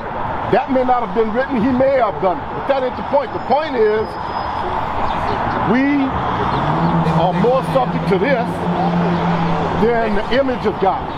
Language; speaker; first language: English; native; English